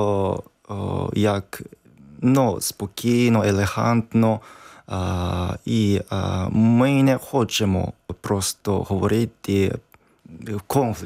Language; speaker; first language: Ukrainian; non-native, learner; Japanese